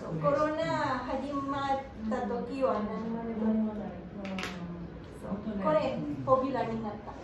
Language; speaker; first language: Japanese; non-native, learner; Spanish